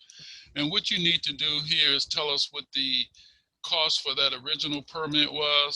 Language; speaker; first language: English; native; English